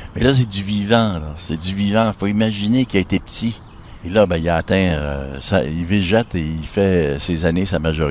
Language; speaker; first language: French; native; French